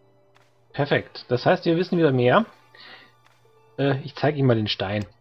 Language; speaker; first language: German; native; German